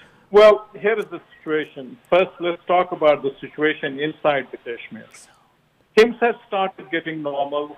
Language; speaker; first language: English; non-native, local second language; Kashmiri